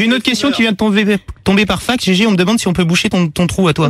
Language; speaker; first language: French; native; French